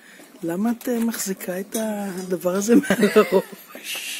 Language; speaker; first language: Hebrew; native; Hebrew